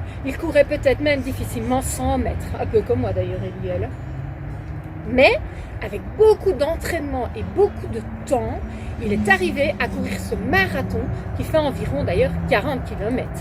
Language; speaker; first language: French; native; French